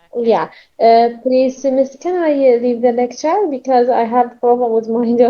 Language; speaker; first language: English; non-native, learner; Arabic